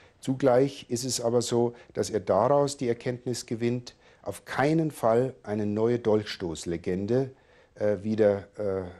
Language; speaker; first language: German; native; German